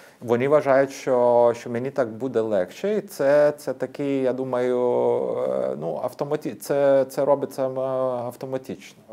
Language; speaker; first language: Ukrainian; non-native, fluent; Lithuanian